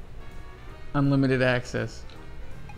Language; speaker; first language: English; native; English